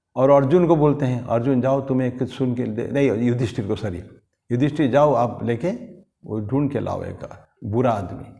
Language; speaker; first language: Hindi; non-native, local second language; Bangla